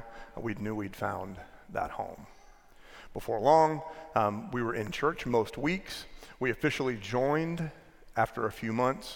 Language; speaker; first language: English; native; English